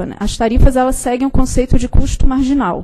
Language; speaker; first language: Portuguese; native; Portuguese